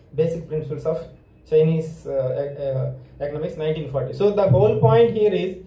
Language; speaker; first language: English; non-native, local second language; Telugu